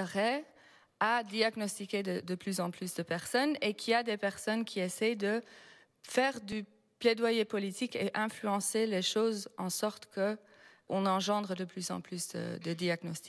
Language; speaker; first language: French; non-native, fluent; Dutch